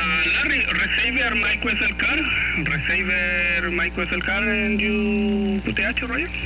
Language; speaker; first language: English; non-native, learner; Spanish